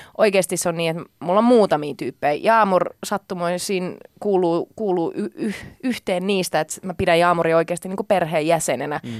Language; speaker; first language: Finnish; early bilingual, other home language; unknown